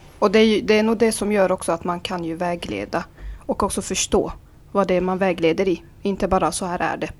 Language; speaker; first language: Swedish; early bilingual, other home language; Azerbaijani